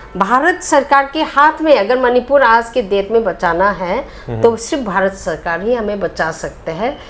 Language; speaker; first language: Hindi; non-native, local second language; Manipuri